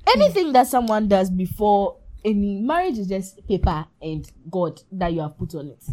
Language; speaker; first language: English; non-native, local second language; Akan